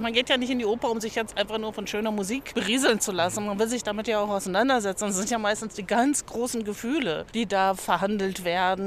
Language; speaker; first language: German; native; German